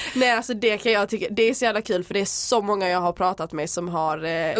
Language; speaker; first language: Swedish; early bilingual, other home language; Serbian